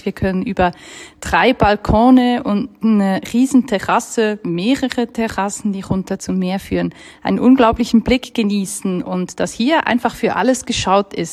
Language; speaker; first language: German; native; German